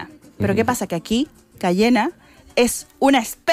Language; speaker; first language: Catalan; non-native, fluent; Spanish